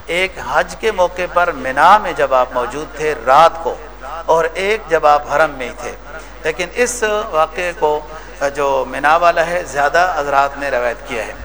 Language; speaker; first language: Urdu; native; Urdu